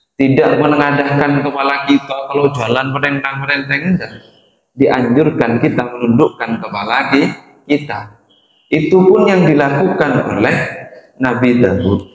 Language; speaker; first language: Indonesian; non-native, local second language; Madurese